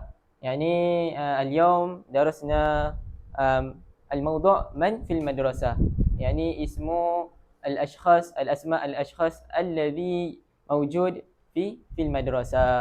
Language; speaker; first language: Arabic; non-native, learner; Malay